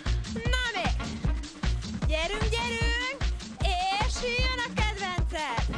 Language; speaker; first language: Hungarian; native; Hungarian